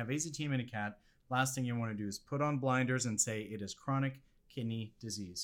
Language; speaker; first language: English; non-native, fluent; French